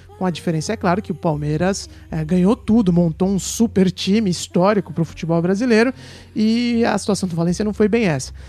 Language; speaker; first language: Portuguese; native; Portuguese